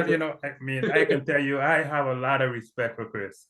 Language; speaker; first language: English; native; English